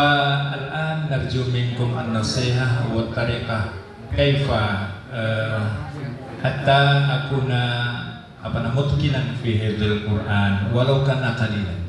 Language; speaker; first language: Arabic; non-native, learner; Indonesian